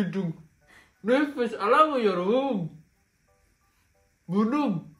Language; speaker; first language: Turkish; non-native, learner; Indonesian